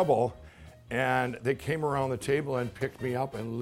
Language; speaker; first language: English; native; English